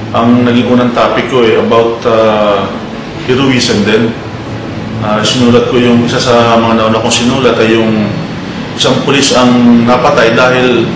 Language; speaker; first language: Filipino; non-native, local second language; Romany